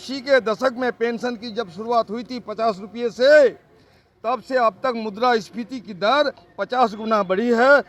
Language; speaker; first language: Hindi; native; Hindi